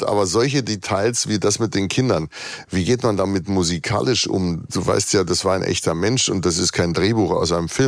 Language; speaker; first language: German; native; German